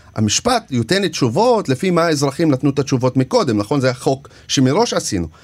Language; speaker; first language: Hebrew; non-native, local second language; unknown